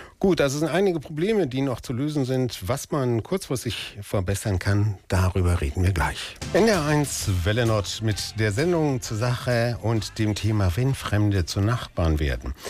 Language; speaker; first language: German; native; German